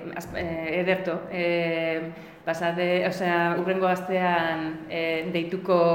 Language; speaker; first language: Basque; non-native, learner; Spanish